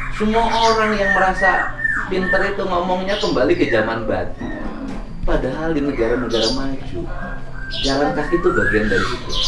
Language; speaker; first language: Indonesian; non-native, local second language; Sundanese